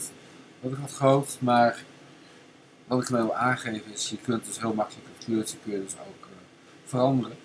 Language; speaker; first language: Dutch; native; Dutch